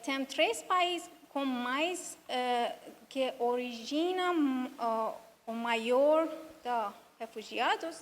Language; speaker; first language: Portuguese; non-native, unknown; Persian